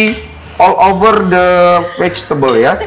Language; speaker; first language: English; non-native, local second language; Indonesian